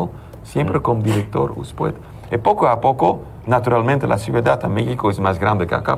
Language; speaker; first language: Spanish; non-native, learner; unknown